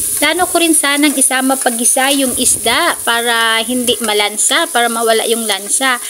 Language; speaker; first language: Filipino; non-native, local second language; Cebuano